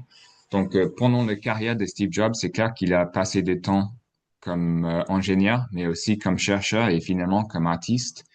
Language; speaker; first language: French; non-native, fluent; English